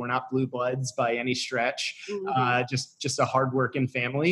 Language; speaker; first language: English; native; English